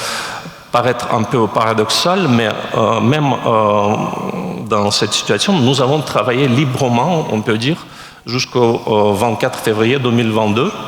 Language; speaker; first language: French; non-native, fluent; Russian